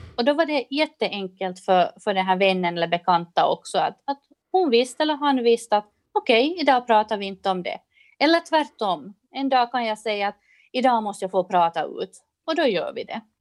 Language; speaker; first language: Swedish; native; Swedish